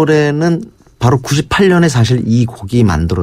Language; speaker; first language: Korean; native; Korean